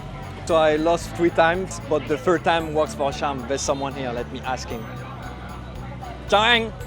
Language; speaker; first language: English; non-native, fluent; French